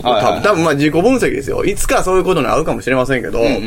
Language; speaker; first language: Japanese; native; Japanese